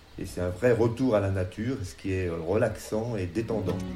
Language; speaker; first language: French; native; French